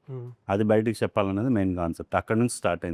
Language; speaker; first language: Telugu; native; Telugu